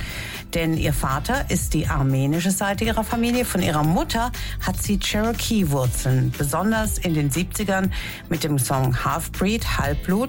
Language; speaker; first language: German; native; German